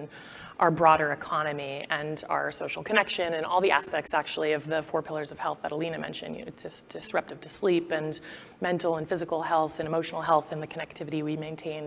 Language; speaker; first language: English; native; English